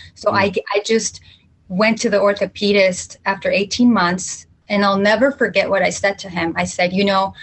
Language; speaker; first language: English; early bilingual, other home language; Spanish